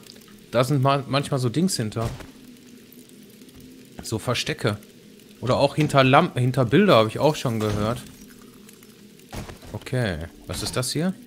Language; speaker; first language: German; native; German